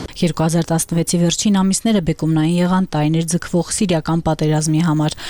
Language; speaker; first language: Armenian; native; Armenian